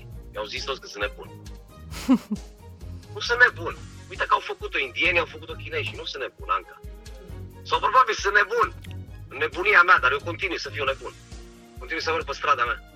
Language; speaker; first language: Romanian; native; Romanian